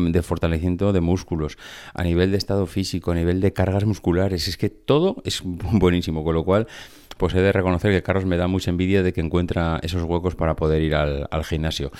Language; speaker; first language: Spanish; native; Spanish